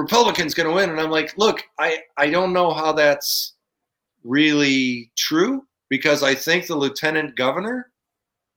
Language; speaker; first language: English; native; English